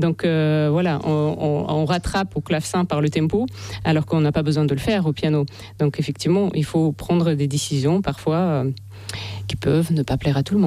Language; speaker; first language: French; non-native, fluent; Russian